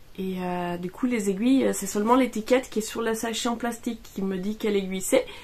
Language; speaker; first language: French; non-native, fluent; Italian